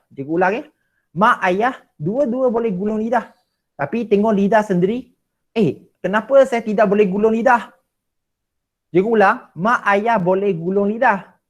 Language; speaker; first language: Malay; non-native, local second language; Chinese